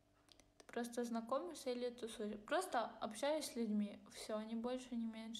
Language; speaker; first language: Russian; non-native, local second language; Ukrainian